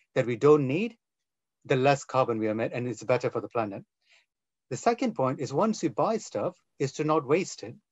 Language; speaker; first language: English; non-native, local second language; Tamil